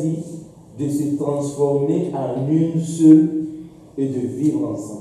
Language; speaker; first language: French; non-native, local second language; Dyula